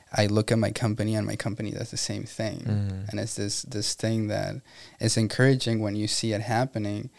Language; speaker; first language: English; non-native, fluent; Spanish